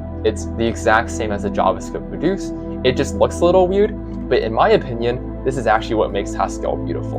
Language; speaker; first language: English; native; English